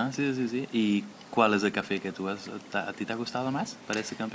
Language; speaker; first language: Spanish; non-native, fluent; Dutch